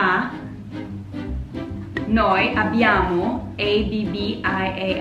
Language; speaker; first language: Italian; non-native, learner; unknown